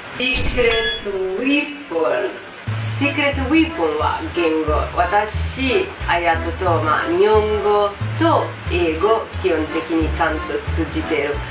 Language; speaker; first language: Japanese; non-native, learner; Italian